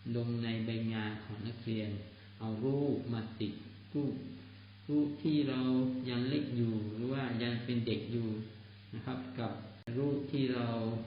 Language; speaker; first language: Thai; non-native, local second language; Malay